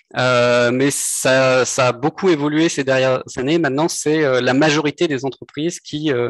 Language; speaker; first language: French; native; French